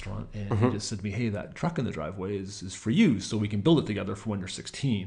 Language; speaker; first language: English; native; English